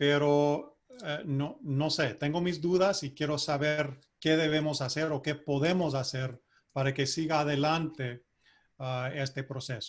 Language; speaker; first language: Spanish; non-native, fluent; English